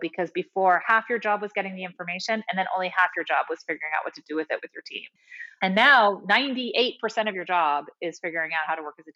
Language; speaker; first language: English; native; English